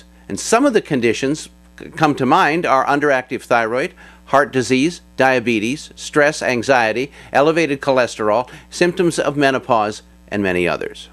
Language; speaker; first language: English; native; English